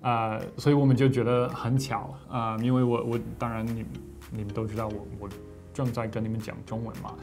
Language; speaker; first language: Chinese; non-native, fluent; English